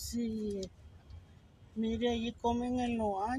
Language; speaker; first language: Spanish; native; Spanish